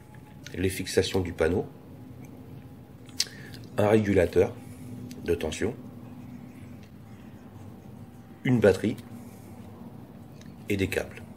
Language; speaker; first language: French; native; French